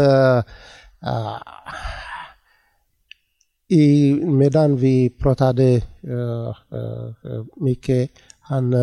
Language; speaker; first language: Swedish; non-native, learner; Tigrinya